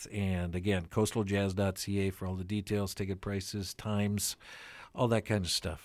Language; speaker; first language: English; non-native, fluent; Ukrainian